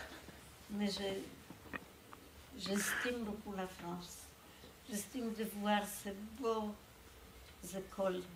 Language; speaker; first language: French; non-native, fluent; Polish